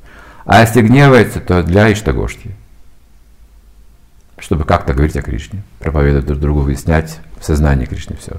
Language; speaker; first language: Russian; native; Russian